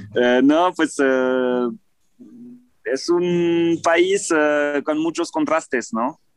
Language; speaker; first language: Spanish; non-native, fluent; French